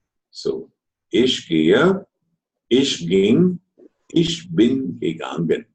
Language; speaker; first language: German; non-native, fluent; Telugu